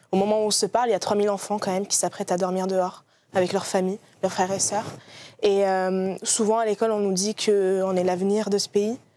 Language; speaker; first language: French; early bilingual, other home language; Arabic